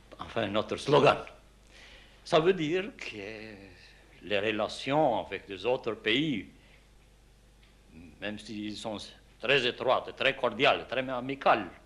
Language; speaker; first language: French; non-native, fluent; Albanian